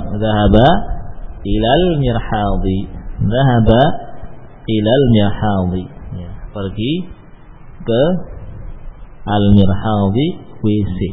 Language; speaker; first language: Arabic; non-native, fluent; Indonesian